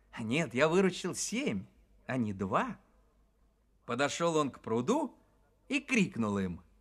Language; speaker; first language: Russian; native; Russian